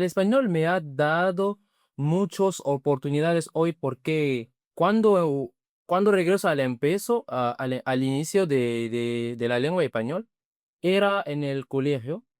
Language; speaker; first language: Spanish; non-native, learner; French